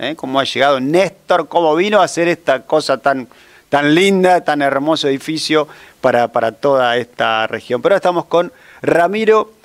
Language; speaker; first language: Spanish; native; Spanish